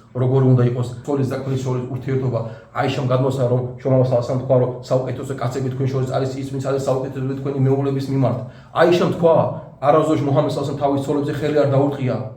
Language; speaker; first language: Georgian; non-native, local second language; Azerbaijani